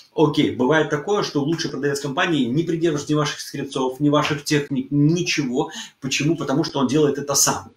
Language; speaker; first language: Russian; early bilingual, heritage; Russian